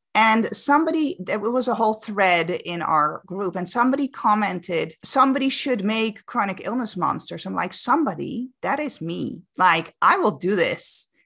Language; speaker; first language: English; non-native, fluent; Dutch